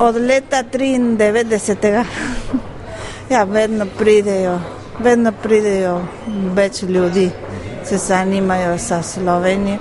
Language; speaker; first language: Slovenian; early bilingual, heritage; Spanish